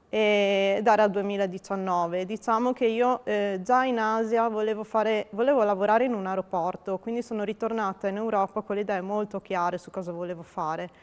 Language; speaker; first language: Italian; native; Italian